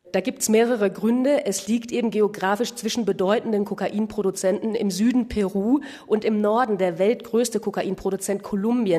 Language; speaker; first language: German; native; German